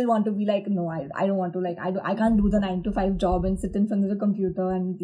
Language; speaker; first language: English; non-native, local second language; Gujarati